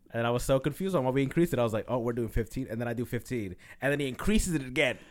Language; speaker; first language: English; early bilingual, other home language; Spanish